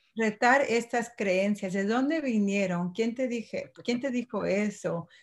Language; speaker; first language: Spanish; early bilingual, heritage; Spanish